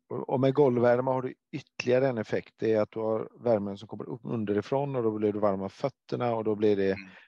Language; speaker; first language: Swedish; native; Swedish